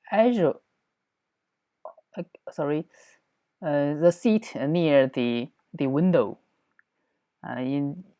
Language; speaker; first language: English; non-native, learner; Chinese